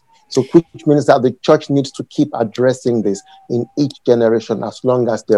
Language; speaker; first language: English; non-native, local second language; Yoruba